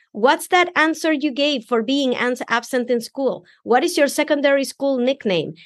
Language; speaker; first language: English; non-native, fluent; Spanish